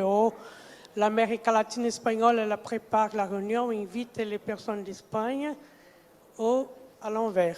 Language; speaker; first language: French; non-native, fluent; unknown